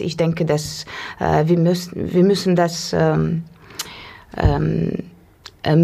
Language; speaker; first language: German; non-native, learner; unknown